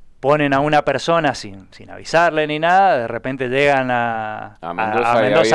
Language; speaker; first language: Spanish; native; Spanish